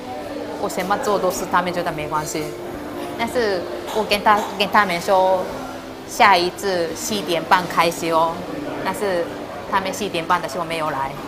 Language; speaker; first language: Chinese; non-native, learner; Japanese